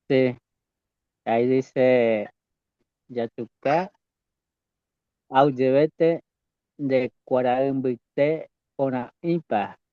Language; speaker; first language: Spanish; non-native, local second language; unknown